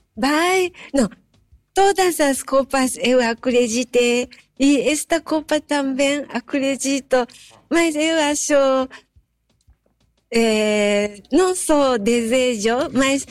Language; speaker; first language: Portuguese; non-native, fluent; Japanese